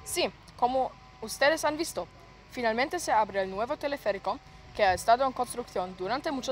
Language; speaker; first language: Spanish; non-native, learner; German